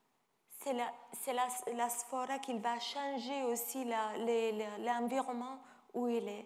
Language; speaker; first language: French; non-native, fluent; Italian